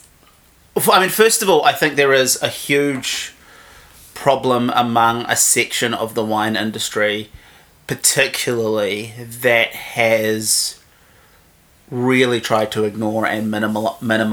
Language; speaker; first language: English; native; English